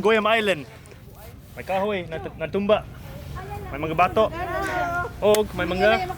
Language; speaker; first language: Cebuano; native; Cebuano